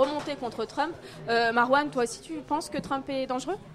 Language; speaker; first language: French; native; French